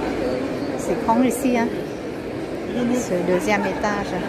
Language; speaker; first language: French; non-native, learner; Vietnamese